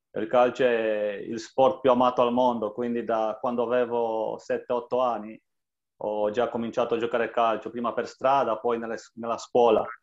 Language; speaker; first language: Italian; non-native, fluent; Romanian